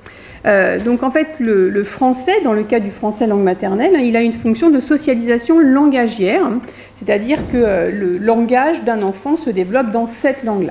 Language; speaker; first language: French; native; French